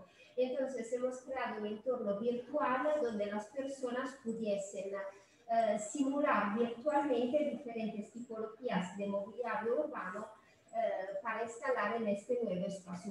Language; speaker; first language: Spanish; non-native, fluent; Italian